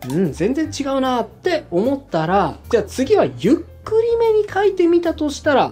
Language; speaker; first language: Japanese; native; Japanese